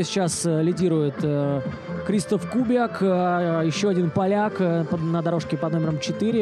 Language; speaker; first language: Russian; native; Russian